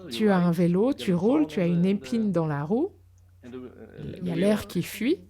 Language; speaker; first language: French; non-native, fluent; German